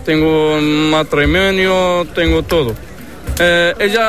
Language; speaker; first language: Spanish; non-native, learner; Arabic